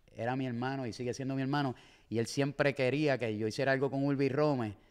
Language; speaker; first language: Spanish; native; Spanish